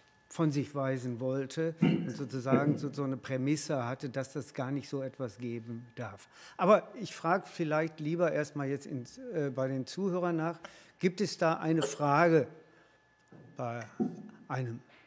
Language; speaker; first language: German; native; German